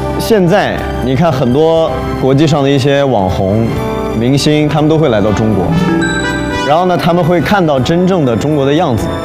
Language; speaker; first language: Chinese; non-native, fluent; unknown